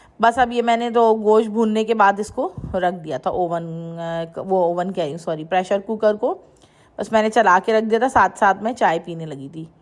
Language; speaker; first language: Urdu; native; Urdu